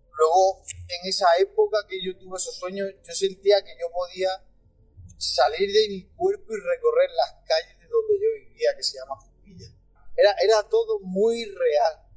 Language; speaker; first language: Spanish; native; Spanish